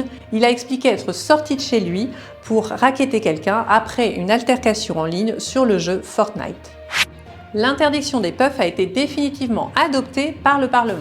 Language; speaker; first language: French; native; French